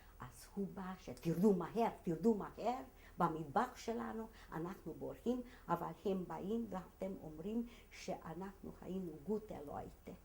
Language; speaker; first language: Hebrew; non-native, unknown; Hungarian